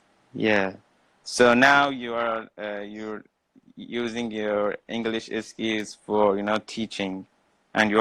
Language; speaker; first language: English; non-native, learner; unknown